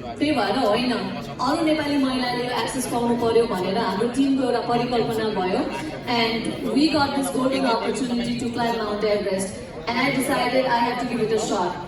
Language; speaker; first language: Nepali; native; Nepali